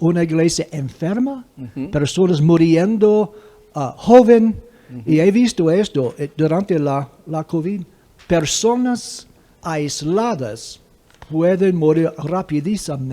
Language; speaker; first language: Spanish; non-native, fluent; English